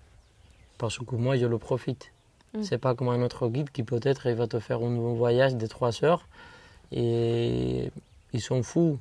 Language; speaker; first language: French; non-native, fluent; Spanish